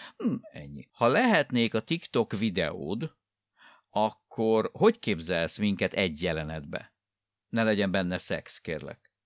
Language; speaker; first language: Hungarian; native; Hungarian